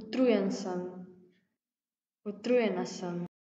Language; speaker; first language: Slovenian; non-native, learner; Ukrainian